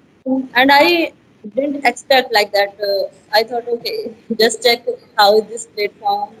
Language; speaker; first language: English; non-native, learner; Hindi